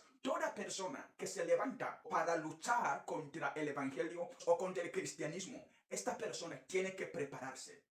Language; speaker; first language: Spanish; non-native, fluent; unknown